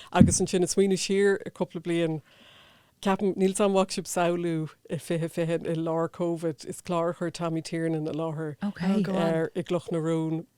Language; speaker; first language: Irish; non-native, local second language; English